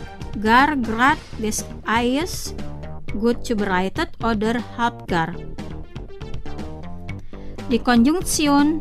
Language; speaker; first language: German; non-native, fluent; Indonesian